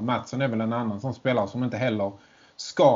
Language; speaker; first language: Swedish; native; Swedish